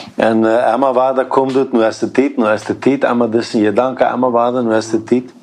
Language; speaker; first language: German; early bilingual, heritage; Plautdietsch